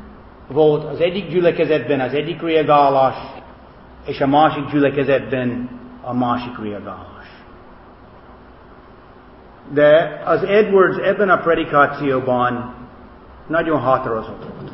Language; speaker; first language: Hungarian; non-native, fluent; English